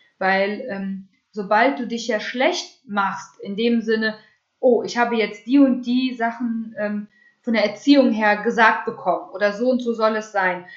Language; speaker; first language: German; early bilingual, other home language; Russian